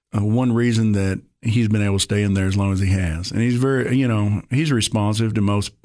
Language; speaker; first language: English; native; English